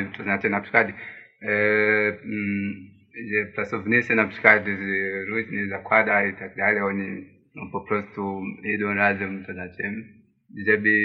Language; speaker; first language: Polish; non-native, learner; Swahili